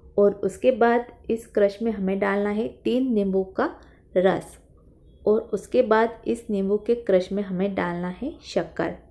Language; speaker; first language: Hindi; non-native, local second language; Marathi